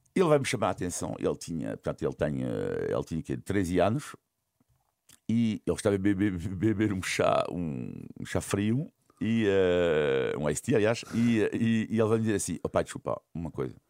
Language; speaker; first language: Portuguese; non-native, fluent; French